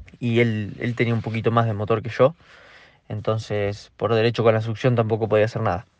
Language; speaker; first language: Spanish; native; Spanish